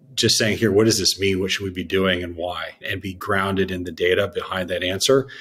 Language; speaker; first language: English; native; English